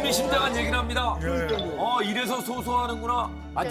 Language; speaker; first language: Korean; native; Korean